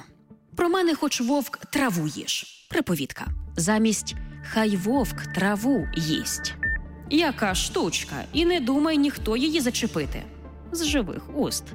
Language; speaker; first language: Ukrainian; native; Ukrainian